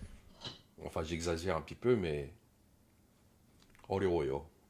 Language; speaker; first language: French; non-native, fluent; Korean